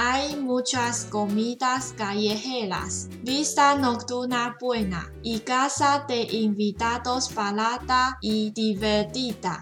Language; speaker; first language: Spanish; non-native, learner; Chinese